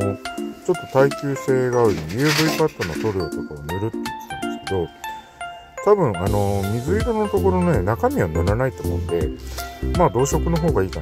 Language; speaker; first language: Japanese; native; Japanese